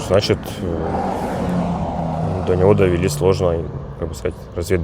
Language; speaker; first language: Russian; native; Russian